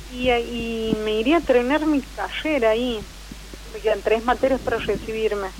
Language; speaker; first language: Spanish; native; Spanish